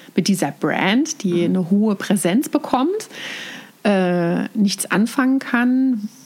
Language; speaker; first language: German; native; German